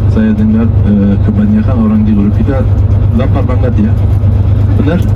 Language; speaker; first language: Indonesian; non-native, learner; Turkish